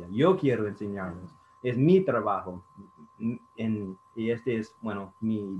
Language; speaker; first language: Spanish; non-native, fluent; English